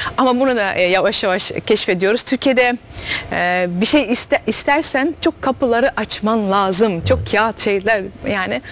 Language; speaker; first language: Turkish; early bilingual, heritage; Turkish